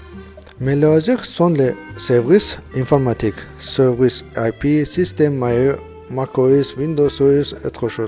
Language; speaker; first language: French; non-native, learner; Azerbaijani